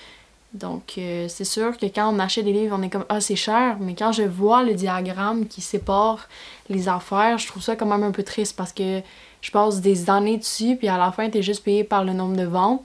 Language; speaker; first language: French; native; French